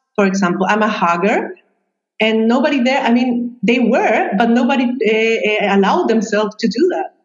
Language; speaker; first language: English; non-native, fluent; Spanish